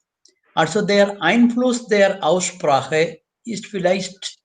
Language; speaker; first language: German; non-native, fluent; Malayalam